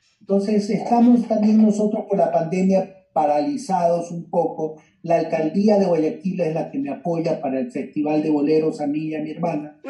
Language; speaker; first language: Spanish; native; Spanish